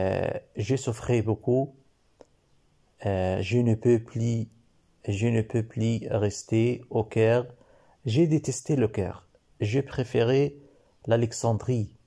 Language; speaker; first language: French; non-native, learner; Arabic